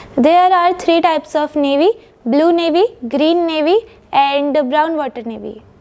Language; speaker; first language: English; non-native, local second language; Hindi